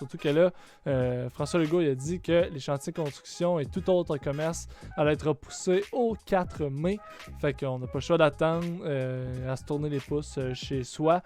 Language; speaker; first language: French; native; French